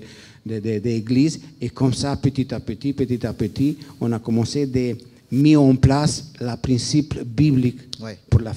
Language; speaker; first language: French; non-native, fluent; Romanian